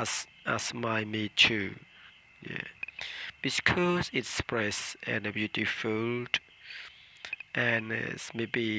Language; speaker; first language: English; non-native, learner; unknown